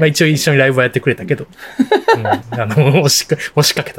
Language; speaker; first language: Japanese; native; Japanese